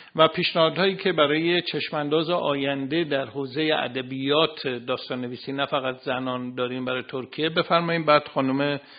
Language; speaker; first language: Persian; native; Persian